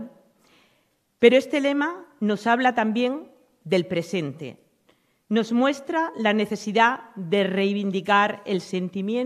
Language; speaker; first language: Spanish; native; Spanish